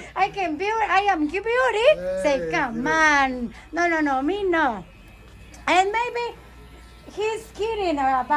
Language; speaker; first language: English; non-native, learner; Spanish